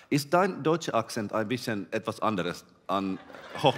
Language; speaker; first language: German; non-native, learner; Finnish